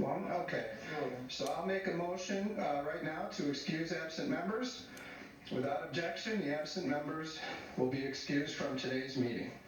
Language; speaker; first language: English; native; English